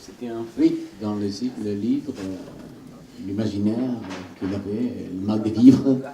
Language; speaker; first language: French; non-native, learner; Italian